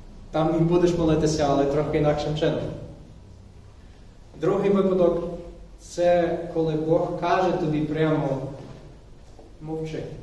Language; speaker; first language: Ukrainian; non-native, fluent; English